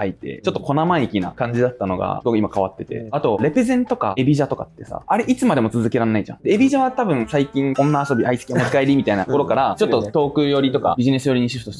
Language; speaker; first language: Japanese; native; Japanese